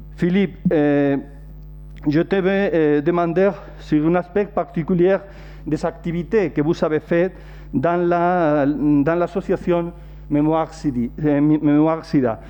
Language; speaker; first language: French; non-native, fluent; Spanish